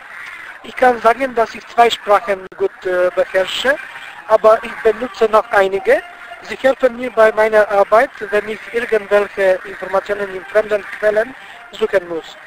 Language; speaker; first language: German; non-native, fluent; Bulgarian